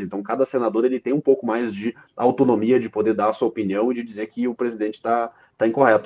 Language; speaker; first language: Portuguese; native; Portuguese